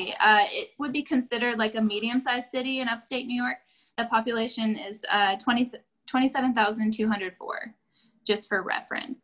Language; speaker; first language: English; native; English